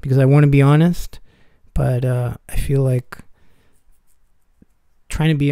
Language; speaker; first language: English; early bilingual, other home language; Spanish